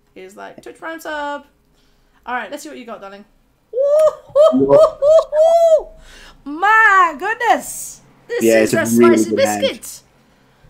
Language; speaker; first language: English; native; English